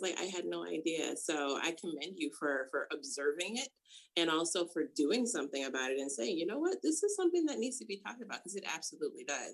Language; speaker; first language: English; native; English